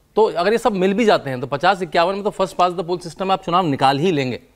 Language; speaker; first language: Hindi; native; Hindi